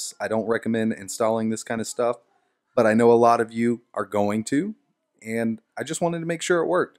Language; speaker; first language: English; native; English